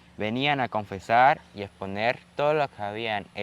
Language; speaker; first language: Spanish; native; Spanish